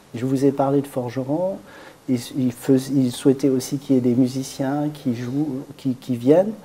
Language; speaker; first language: French; native; French